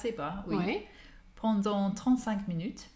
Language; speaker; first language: French; non-native, learner; English